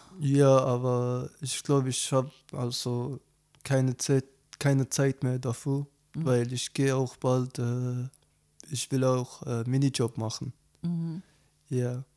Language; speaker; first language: German; non-native, learner; Arabic